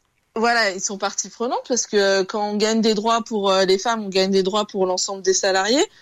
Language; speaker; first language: French; native; French